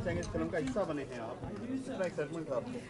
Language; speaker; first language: Hindi; native; Hindi